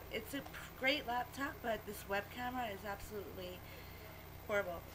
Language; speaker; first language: English; native; English